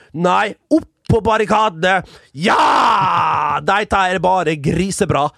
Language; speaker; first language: Norwegian; early bilingual, other home language; Dutch